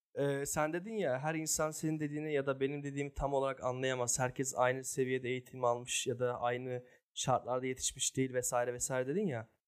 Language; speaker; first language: Turkish; early bilingual, heritage; Turkish